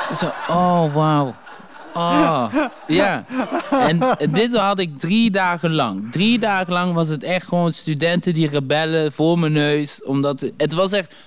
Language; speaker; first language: Dutch; early bilingual, other home language; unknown